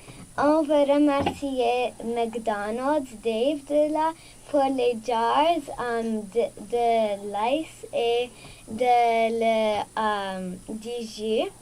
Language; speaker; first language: French; non-native, local second language; English